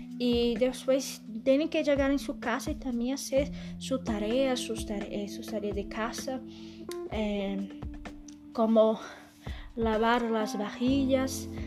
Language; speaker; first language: Spanish; non-native, learner; Portuguese